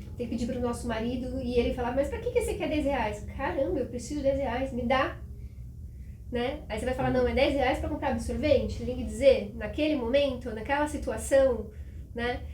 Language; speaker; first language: Portuguese; native; Portuguese